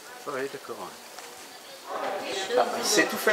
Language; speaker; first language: French; native; French